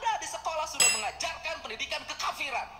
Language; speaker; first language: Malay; non-native, local second language; Sundanese